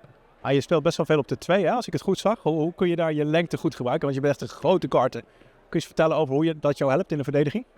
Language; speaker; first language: Dutch; native; Dutch